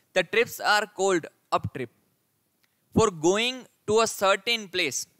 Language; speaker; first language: English; non-native, local second language; Gujarati